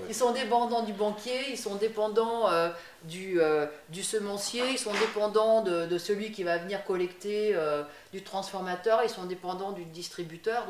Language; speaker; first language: French; native; French